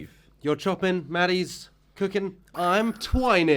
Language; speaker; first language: English; native; English